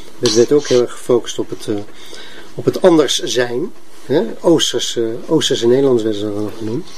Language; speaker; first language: Dutch; native; Dutch